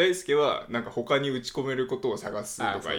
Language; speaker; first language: Japanese; native; Japanese